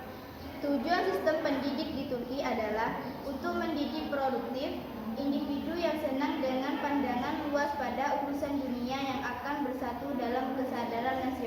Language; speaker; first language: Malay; non-native, local second language; Madurese